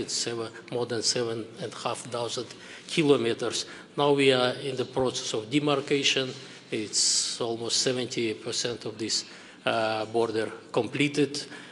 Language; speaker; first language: English; non-native, fluent; Kazakh